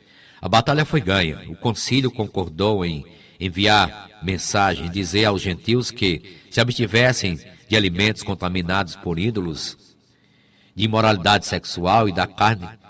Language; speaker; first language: Portuguese; native; Portuguese